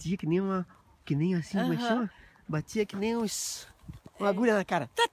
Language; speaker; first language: Portuguese; native; Portuguese